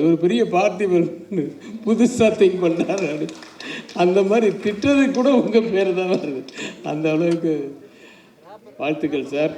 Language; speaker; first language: Tamil; native; Tamil